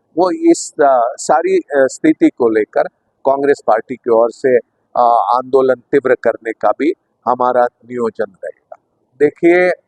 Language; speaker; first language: Hindi; non-native, local second language; Marathi